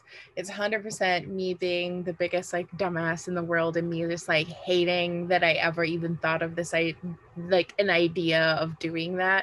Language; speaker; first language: English; early bilingual, other home language; Spanish